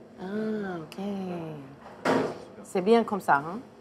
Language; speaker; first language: French; non-native, learner; English